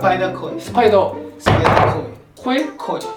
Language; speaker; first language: Korean; non-native, learner; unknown